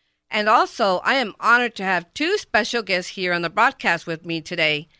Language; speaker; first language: English; native; English